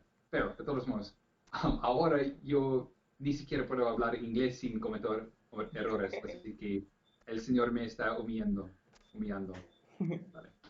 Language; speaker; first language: Spanish; non-native, fluent; English